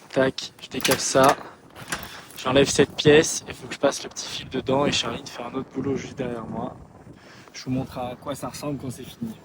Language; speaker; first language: French; native; French